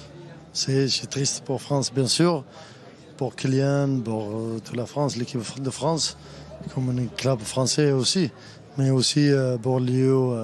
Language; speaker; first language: French; non-native, learner; Arabic